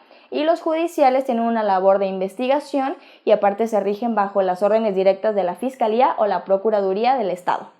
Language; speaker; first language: Spanish; native; Spanish